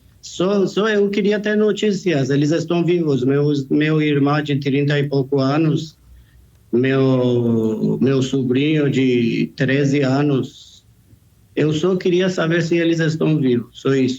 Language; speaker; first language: Portuguese; non-native, fluent; Persian